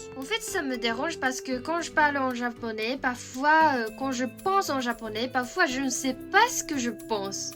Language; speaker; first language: French; non-native, fluent; Japanese